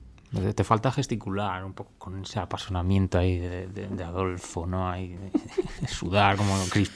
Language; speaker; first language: Spanish; native; Spanish